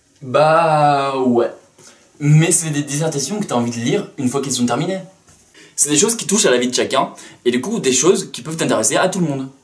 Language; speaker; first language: French; native; French